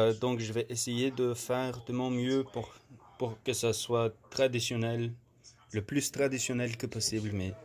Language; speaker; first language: French; non-native, fluent; English